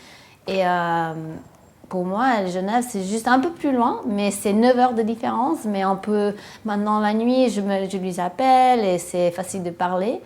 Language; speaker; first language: French; non-native, fluent; English